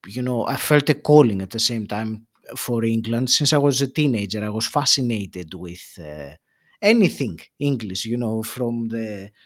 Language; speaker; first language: English; non-native, fluent; Greek